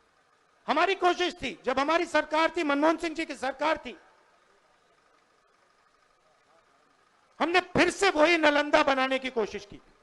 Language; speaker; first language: Hindi; native; Hindi